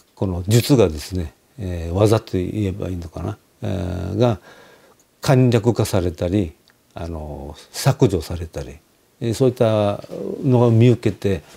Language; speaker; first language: Japanese; native; Japanese